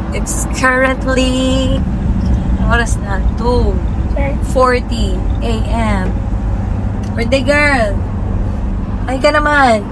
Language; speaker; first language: Filipino; native; Filipino